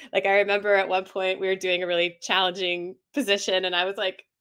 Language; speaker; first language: English; native; English